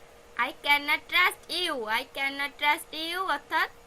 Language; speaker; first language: English; non-native, fluent; Bangla